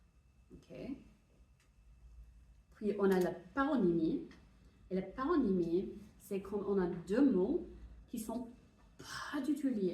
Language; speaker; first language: French; non-native, fluent; English